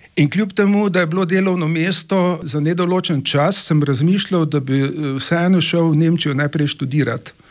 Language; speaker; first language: Slovenian; native; Slovenian